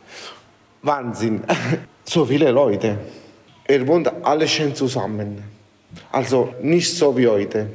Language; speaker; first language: German; non-native, learner; Italian